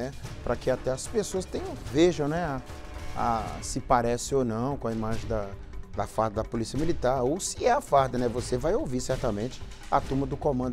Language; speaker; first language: Portuguese; native; Portuguese